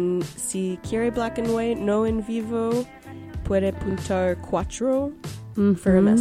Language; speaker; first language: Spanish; non-native, local second language; English